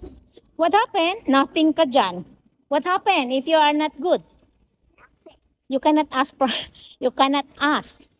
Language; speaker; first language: English; non-native, local second language; Filipino